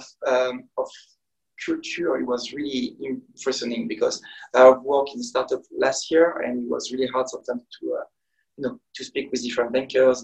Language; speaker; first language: English; non-native, fluent; French